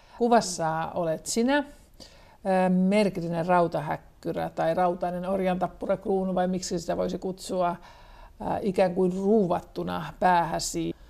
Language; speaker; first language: Finnish; native; Finnish